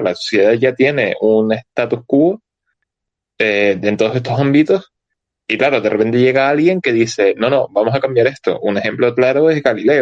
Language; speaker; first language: Spanish; native; Spanish